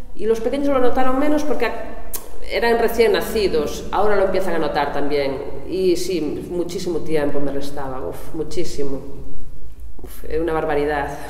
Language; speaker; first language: Spanish; non-native, local second language; Galician